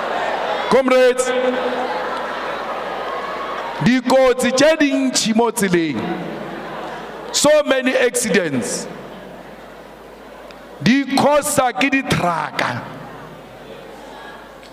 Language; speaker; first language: English; non-native, local second language; Northern Sotho